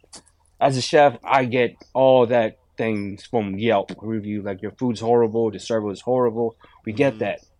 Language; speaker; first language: English; non-native, local second language; Filipino